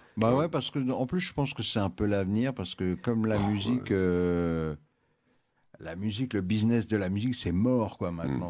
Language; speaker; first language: French; native; French